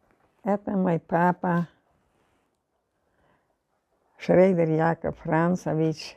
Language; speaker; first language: Russian; non-native, local second language; German